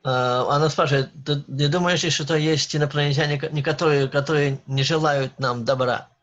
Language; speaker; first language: Russian; native; Russian